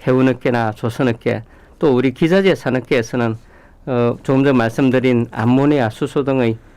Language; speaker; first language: Korean; native; Korean